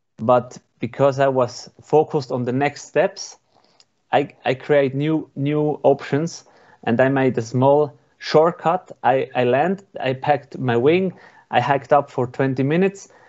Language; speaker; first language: English; non-native, learner; Swiss German